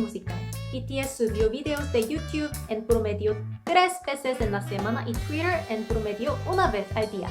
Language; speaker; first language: Spanish; non-native, fluent; Korean